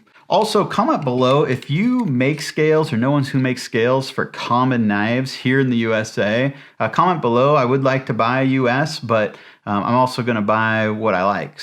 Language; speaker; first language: English; native; English